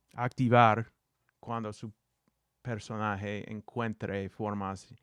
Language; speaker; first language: Spanish; non-native, learner; English